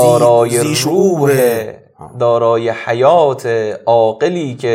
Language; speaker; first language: Persian; native; Persian